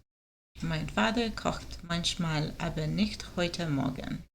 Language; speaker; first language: German; non-native, learner; English